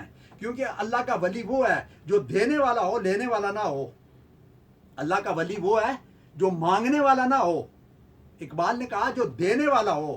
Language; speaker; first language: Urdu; non-native, local second language; Punjabi